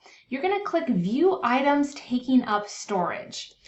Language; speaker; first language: English; native; English